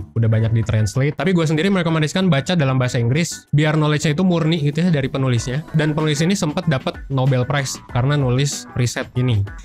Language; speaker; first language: Indonesian; native; Indonesian